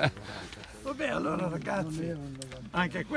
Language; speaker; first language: Italian; native; Italian